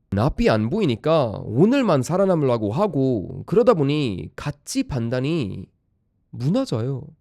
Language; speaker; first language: Korean; non-native, fluent; Swedish